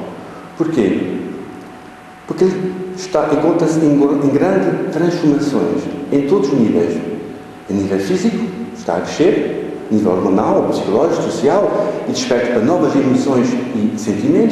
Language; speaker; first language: Portuguese; native; Portuguese